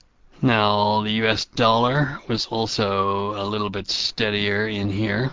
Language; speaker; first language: English; native; English